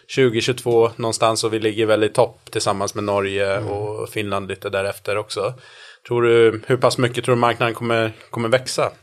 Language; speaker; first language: Swedish; native; Swedish